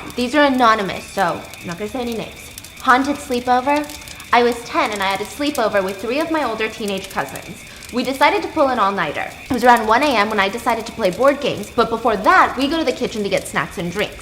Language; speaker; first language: English; native; English